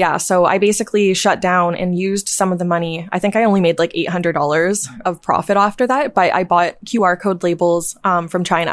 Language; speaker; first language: English; native; English